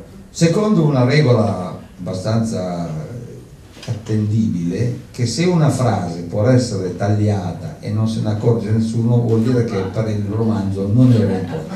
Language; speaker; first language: Italian; native; Italian